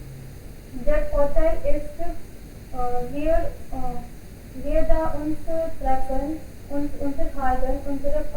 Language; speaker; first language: German; non-native, learner; Hindi